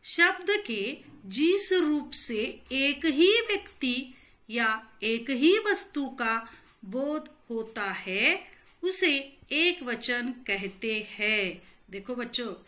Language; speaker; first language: Hindi; non-native, local second language; Marathi